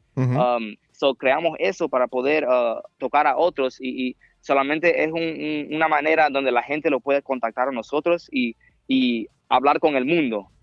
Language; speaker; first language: Spanish; early bilingual, heritage; Spanish